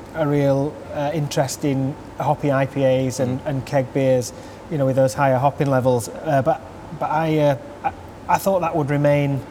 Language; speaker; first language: English; native; English